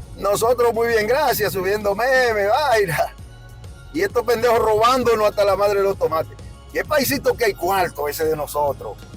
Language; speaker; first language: Spanish; native; Spanish